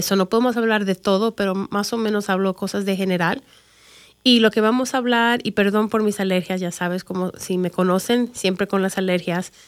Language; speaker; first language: Spanish; early bilingual, other home language; English